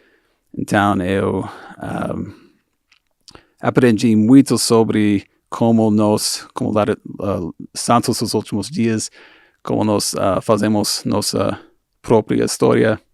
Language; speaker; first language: Portuguese; non-native, fluent; English